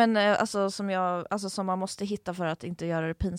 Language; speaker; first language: Swedish; native; Swedish